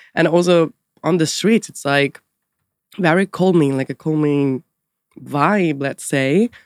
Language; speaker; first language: English; non-native, fluent; Italian